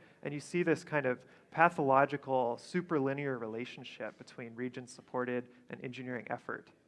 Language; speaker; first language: English; native; English